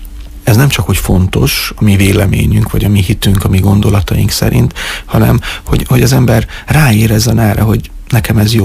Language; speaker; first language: Hungarian; native; Hungarian